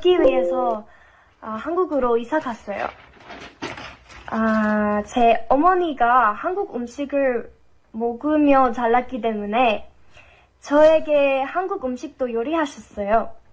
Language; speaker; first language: Korean; non-native, fluent; English